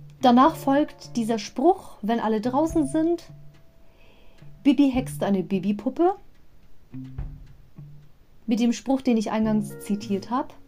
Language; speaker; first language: German; native; German